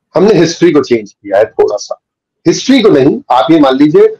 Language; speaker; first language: Hindi; native; Hindi